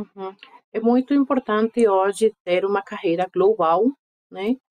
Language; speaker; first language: Portuguese; non-native, fluent; Spanish